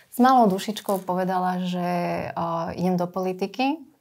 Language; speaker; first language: Slovak; native; Slovak